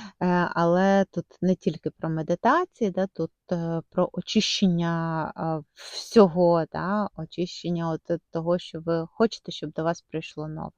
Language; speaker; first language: Ukrainian; non-native, local second language; Russian